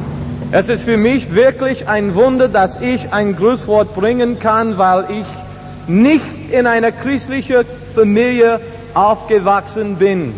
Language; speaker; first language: German; non-native, learner; English